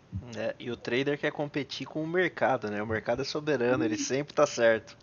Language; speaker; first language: Portuguese; native; Portuguese